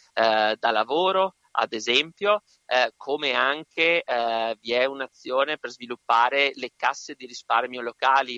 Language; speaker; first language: Italian; non-native, fluent; Spanish